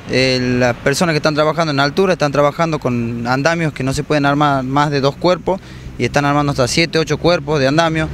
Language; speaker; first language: Spanish; native; Spanish